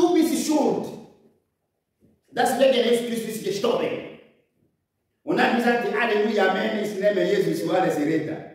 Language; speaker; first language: German; non-native, learner; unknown